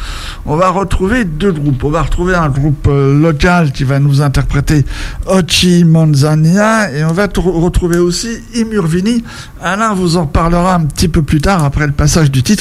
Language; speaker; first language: French; native; French